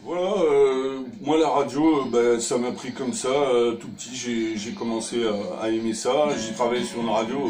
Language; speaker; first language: French; native; French